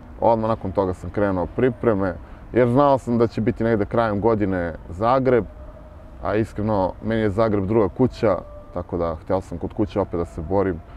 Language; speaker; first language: Serbian; native; Serbian